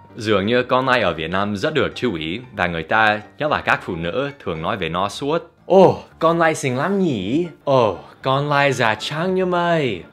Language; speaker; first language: Vietnamese; non-native, fluent; English